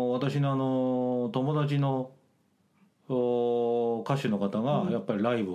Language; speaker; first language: Japanese; native; Japanese